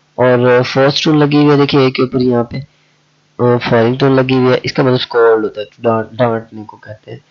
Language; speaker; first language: Urdu; native; Urdu